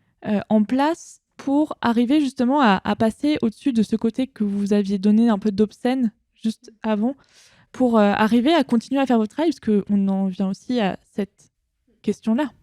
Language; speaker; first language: French; native; French